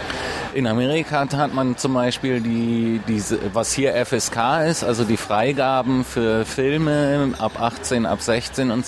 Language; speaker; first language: German; native; German